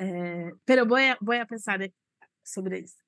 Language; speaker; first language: Spanish; non-native, fluent; Portuguese